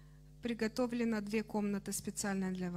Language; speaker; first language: Russian; non-native, fluent; Romanian